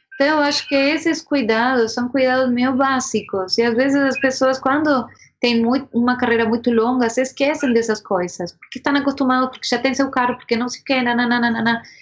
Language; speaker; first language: Portuguese; non-native, fluent; Spanish